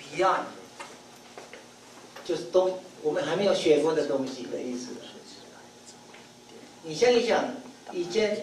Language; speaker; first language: Chinese; non-native, fluent; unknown